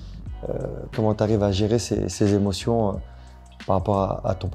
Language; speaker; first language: French; native; French